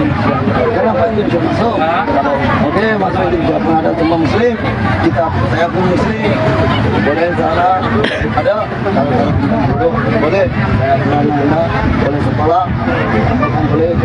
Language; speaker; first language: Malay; non-native, learner; Rohingya